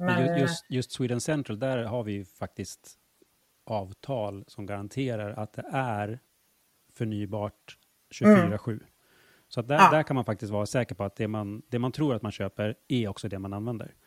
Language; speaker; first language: Swedish; native; Swedish